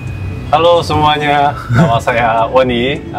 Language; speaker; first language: Indonesian; non-native, fluent; Korean